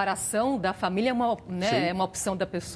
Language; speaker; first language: Portuguese; native; Portuguese